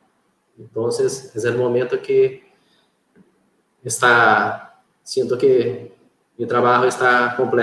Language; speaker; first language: Spanish; non-native, fluent; Portuguese